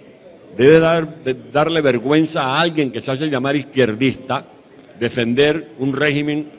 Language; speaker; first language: Spanish; native; Spanish